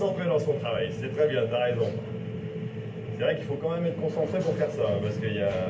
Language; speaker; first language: French; native; French